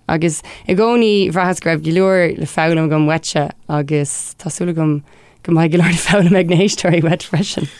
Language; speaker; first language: Irish; non-native, local second language; English